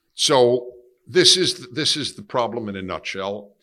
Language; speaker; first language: English; native; English